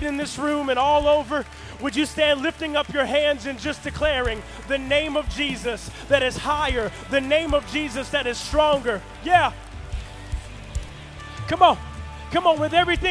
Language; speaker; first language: English; native; English